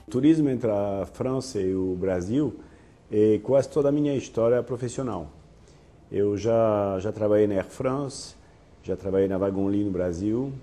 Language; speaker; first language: Portuguese; non-native, fluent; French